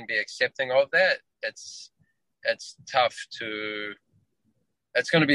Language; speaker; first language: English; native; English